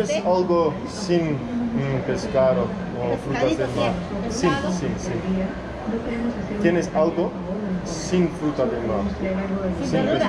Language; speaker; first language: Spanish; non-native, learner; English